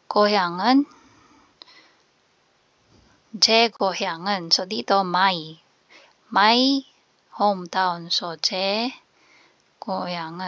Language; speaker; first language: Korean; non-native, fluent; Filipino